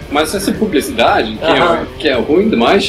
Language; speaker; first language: Portuguese; non-native, learner; Norwegian